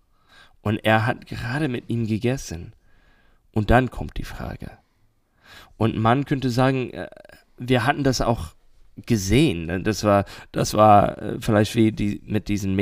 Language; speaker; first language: German; non-native, learner; English